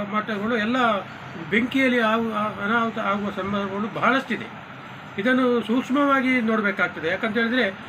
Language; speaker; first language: Kannada; native; Kannada